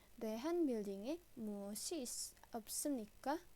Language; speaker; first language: Korean; non-native, fluent; Indonesian